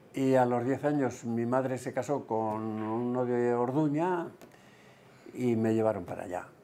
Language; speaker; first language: Spanish; native; Spanish